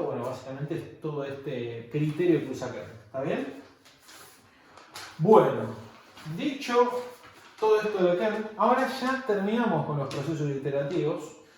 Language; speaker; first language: Spanish; native; Spanish